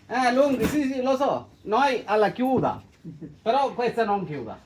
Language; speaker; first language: Italian; non-native, learner; Tamil